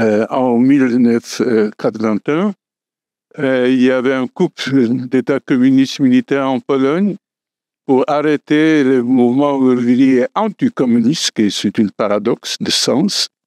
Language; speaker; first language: French; non-native, fluent; Polish